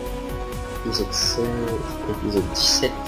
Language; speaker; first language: French; native; French